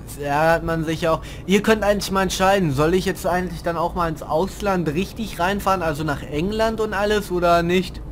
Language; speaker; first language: German; native; German